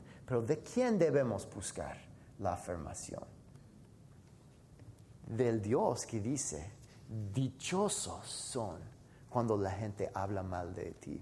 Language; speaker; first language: Spanish; non-native, fluent; English